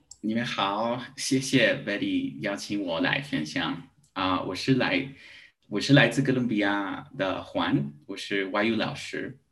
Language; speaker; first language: Chinese; non-native, learner; Spanish